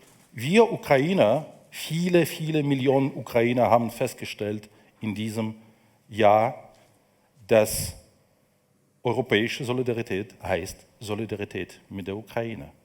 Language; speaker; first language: German; non-native, fluent; Ukrainian